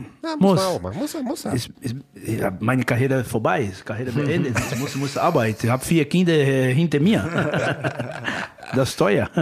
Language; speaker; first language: German; non-native, learner; Portuguese